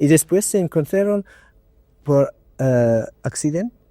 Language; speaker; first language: Spanish; non-native, learner; English